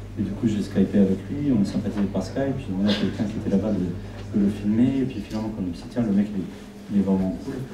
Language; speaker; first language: French; non-native, fluent; Spanish